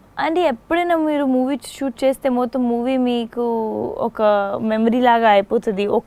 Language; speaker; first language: Telugu; non-native, local second language; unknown